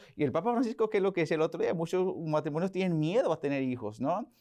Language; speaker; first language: Spanish; early bilingual, heritage; Spanish